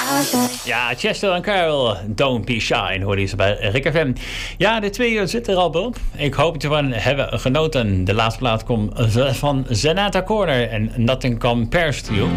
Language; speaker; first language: Dutch; native; Dutch